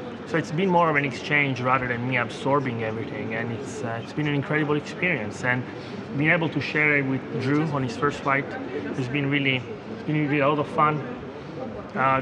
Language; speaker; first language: English; non-native, fluent; Italian